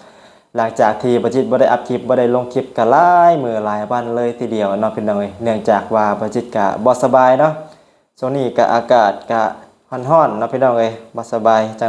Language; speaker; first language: Thai; non-native, local second language; Northeastern Thai